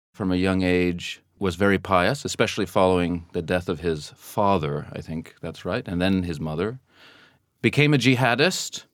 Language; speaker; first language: English; native; English